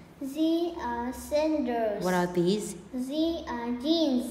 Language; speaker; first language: English; non-native, learner; Vietnamese